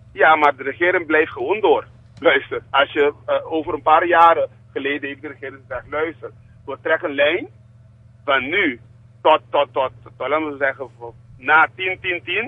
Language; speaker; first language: Dutch; non-native, local second language; Papiamento